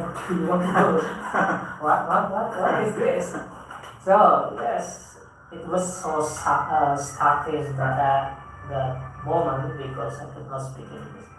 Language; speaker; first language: English; non-native, fluent; Indonesian